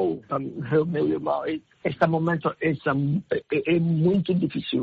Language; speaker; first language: Portuguese; non-native, learner; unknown